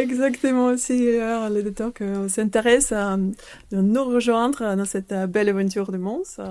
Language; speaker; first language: French; non-native, fluent; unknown